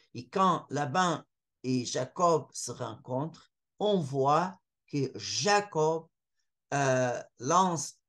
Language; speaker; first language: French; non-native, fluent; Portuguese